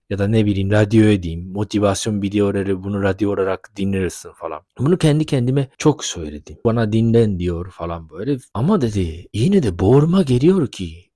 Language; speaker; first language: Turkish; non-native, fluent; Japanese